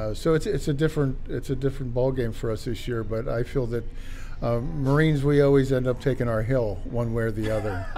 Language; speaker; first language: English; native; English